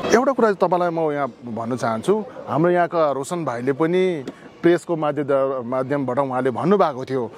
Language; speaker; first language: Nepali; native; Nepali